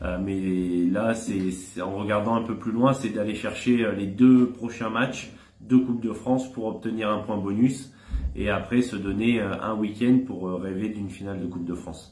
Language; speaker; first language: French; native; French